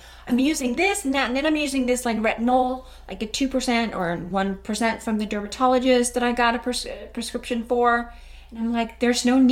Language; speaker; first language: English; non-native, fluent; Danish